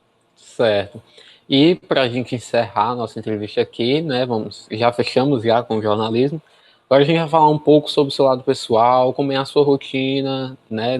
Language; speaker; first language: Portuguese; native; Portuguese